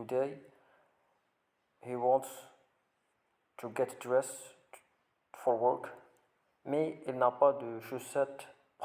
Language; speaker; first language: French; non-native, learner; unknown